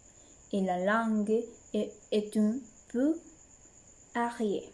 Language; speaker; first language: French; non-native, learner; Spanish